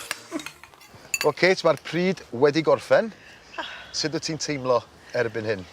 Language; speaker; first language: Welsh; native; Welsh